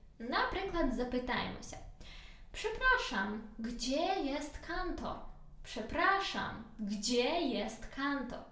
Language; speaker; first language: Polish; non-native, learner; Ukrainian